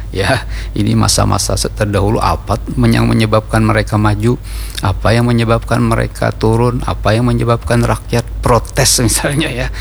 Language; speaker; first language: Malay; non-native, local second language; Banjar